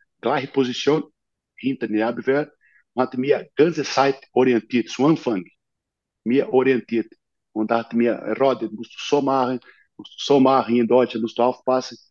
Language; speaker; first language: German; non-native, learner; Portuguese